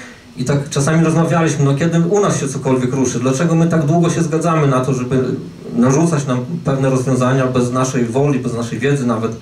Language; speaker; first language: Polish; native; Polish